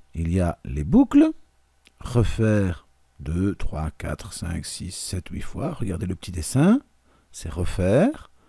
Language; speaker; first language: French; native; French